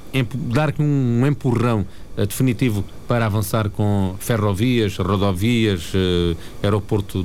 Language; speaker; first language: Portuguese; native; Portuguese